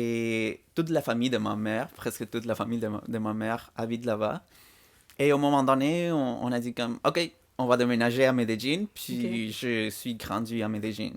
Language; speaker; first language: French; non-native, fluent; Spanish